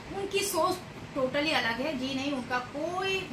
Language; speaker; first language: Hindi; non-native, local second language; Bangla